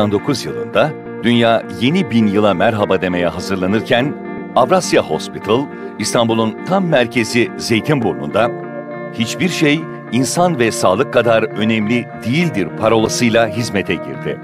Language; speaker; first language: Turkish; native; Turkish